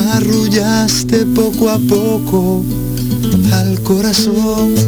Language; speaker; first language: Spanish; native; Spanish